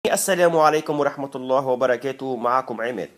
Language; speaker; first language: Arabic; native; Arabic